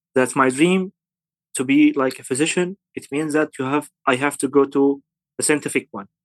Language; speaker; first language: English; non-native, fluent; Arabic